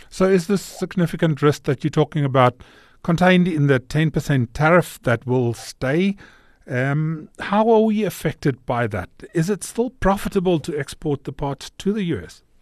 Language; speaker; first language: English; non-native, local second language; Afrikaans